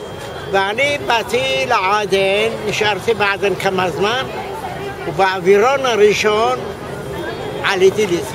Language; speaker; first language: Hebrew; early bilingual, other home language; Arabic